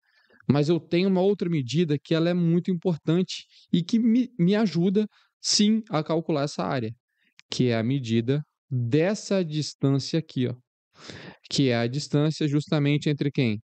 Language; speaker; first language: Portuguese; native; Portuguese